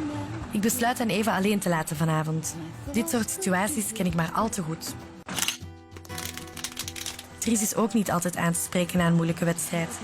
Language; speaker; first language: Dutch; native; Dutch